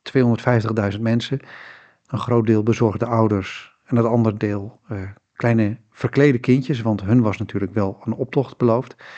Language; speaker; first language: Dutch; native; Dutch